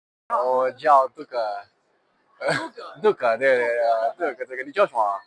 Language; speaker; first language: Chinese; non-native, learner; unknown